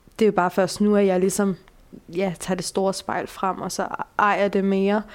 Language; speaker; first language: Danish; early bilingual, other home language; Bulgarian